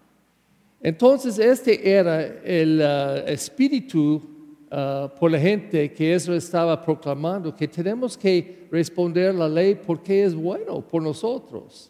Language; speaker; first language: Spanish; non-native, learner; English